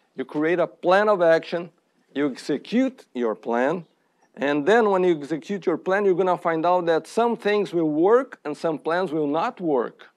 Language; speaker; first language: English; non-native, fluent; Portuguese